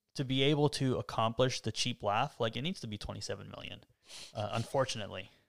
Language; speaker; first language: English; native; English